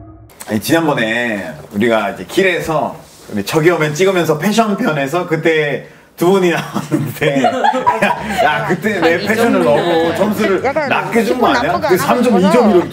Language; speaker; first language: Korean; non-native, fluent; Spanish